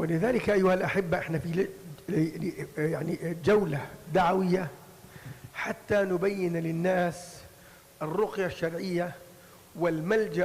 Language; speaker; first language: Arabic; native; Arabic